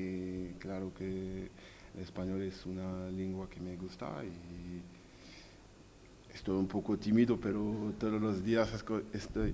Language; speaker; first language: Spanish; non-native, learner; French